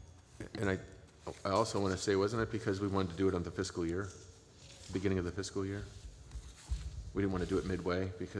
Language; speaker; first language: English; native; English